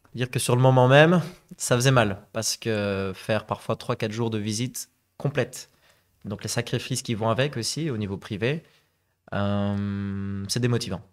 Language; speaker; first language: French; native; French